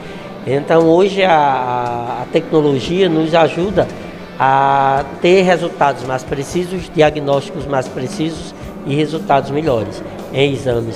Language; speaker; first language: Portuguese; native; Portuguese